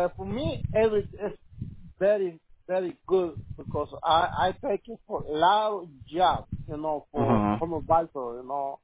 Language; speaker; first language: English; non-native, learner; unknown